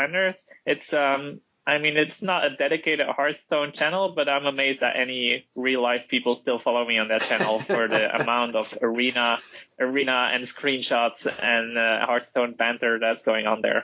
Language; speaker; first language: English; non-native, fluent; Dutch